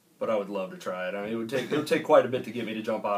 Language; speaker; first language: English; native; English